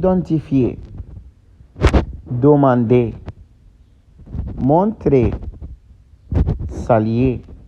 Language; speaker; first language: French; non-native, fluent; Arabic